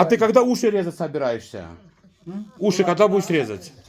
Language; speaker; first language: Russian; native; Russian